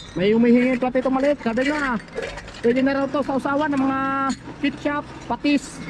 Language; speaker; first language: Filipino; native; Filipino